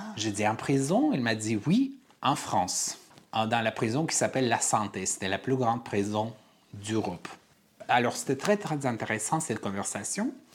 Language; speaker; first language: French; non-native, fluent; Armenian